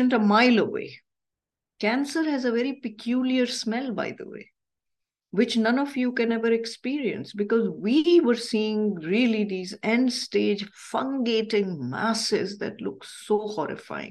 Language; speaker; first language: English; non-native, local second language; Urdu